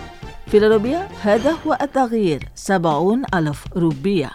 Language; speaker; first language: Arabic; non-native, fluent; Indonesian